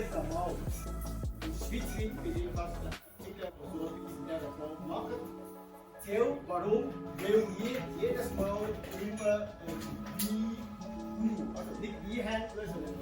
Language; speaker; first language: German; non-native, learner; Chinese